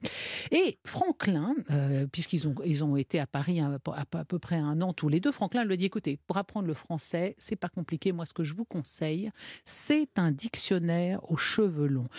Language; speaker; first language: French; native; French